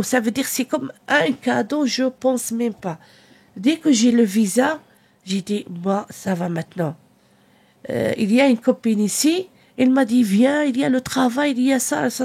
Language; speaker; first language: French; non-native, learner; Arabic